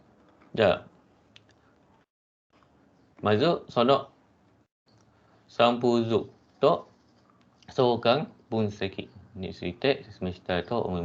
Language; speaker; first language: Japanese; non-native, fluent; Malay